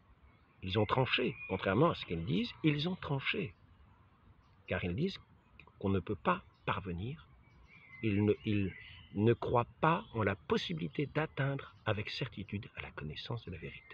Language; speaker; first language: French; native; French